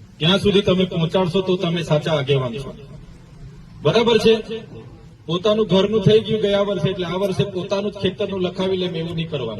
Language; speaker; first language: Gujarati; non-native, local second language; Vasavi